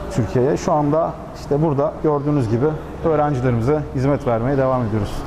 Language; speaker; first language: Turkish; native; Turkish